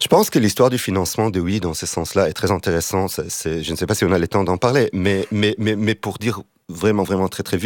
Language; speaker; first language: French; non-native, fluent; Hebrew